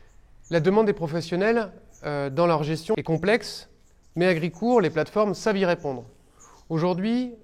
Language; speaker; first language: French; native; French